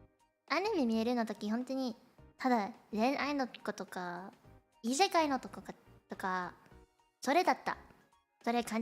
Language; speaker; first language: Japanese; non-native, learner; Cantonese